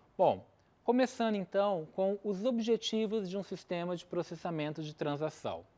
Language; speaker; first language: Portuguese; native; Portuguese